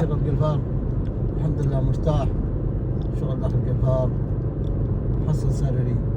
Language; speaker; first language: Arabic; non-native, learner; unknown